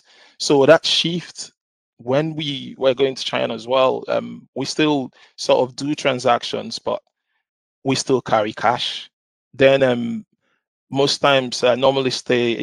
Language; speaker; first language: English; non-native, local second language; Igbo